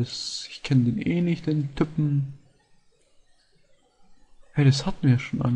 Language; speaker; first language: German; native; German